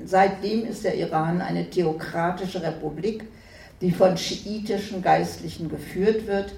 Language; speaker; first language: German; native; German